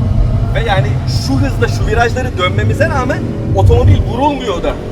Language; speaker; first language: Turkish; native; Turkish